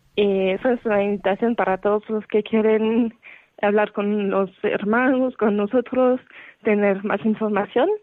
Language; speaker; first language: Spanish; non-native, fluent; French